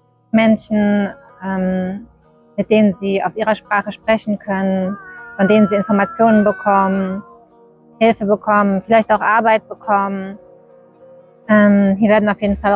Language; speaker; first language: German; early bilingual, other home language; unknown